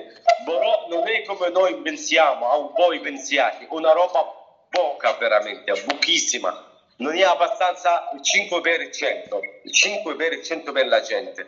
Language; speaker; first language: Italian; non-native, learner; Arabic